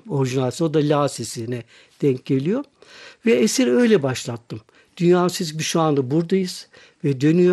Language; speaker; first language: Turkish; native; Turkish